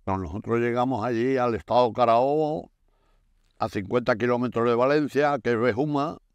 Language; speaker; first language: Spanish; native; Spanish